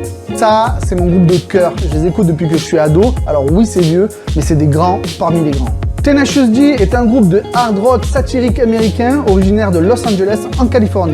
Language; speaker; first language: French; native; French